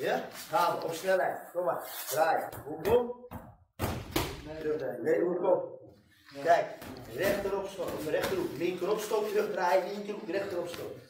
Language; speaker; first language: Dutch; native; Dutch